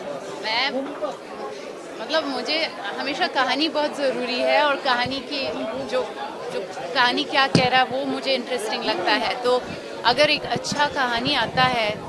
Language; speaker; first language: Hindi; non-native, local second language; French